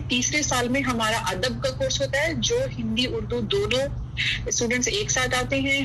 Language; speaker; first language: Urdu; native; Urdu